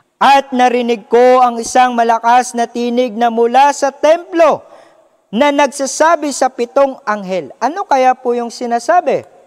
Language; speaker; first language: Filipino; native; Filipino